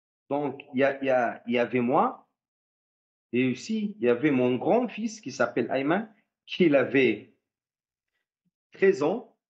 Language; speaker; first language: French; non-native, fluent; Arabic